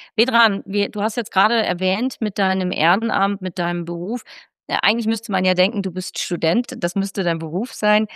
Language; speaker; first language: German; native; German